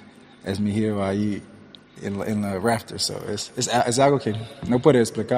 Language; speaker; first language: Spanish; early bilingual, heritage; English